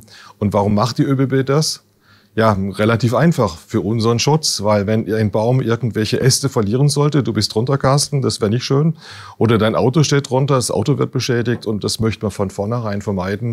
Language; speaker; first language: German; native; German